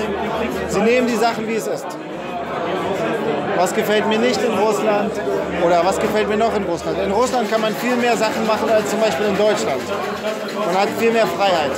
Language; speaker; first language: German; native; German